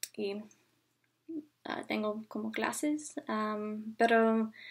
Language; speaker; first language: Spanish; non-native, learner; English